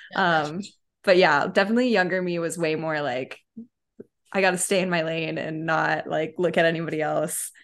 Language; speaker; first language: English; native; English